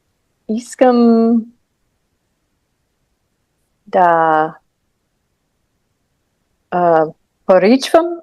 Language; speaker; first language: Bulgarian; non-native, learner; English